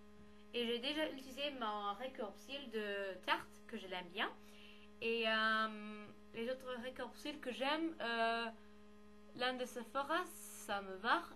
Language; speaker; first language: French; non-native, learner; English